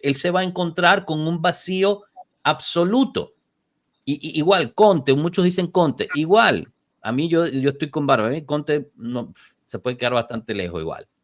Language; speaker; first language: Spanish; native; Spanish